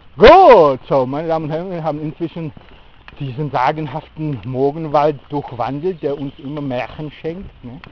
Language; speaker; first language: German; native; German